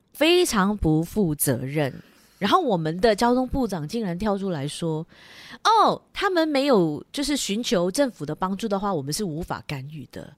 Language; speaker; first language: Chinese; native; Chinese